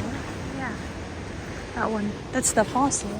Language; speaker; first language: English; non-native, local second language; Filipino